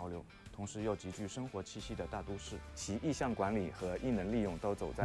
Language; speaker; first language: Chinese; native; Chinese